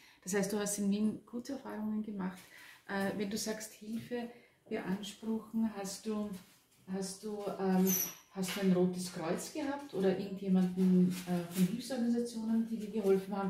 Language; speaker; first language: German; native; German